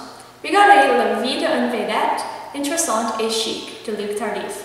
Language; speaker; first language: French; non-native, learner; English